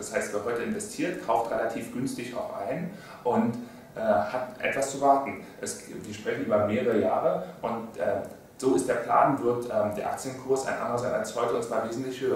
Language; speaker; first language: German; native; German